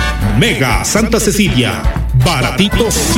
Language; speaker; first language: Spanish; native; Spanish